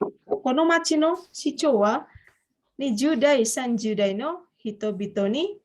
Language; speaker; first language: Japanese; non-native, fluent; Indonesian